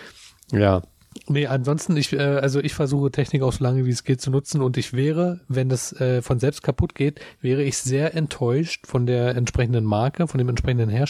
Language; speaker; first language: German; native; German